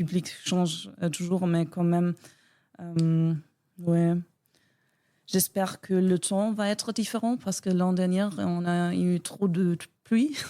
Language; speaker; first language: French; non-native, learner; German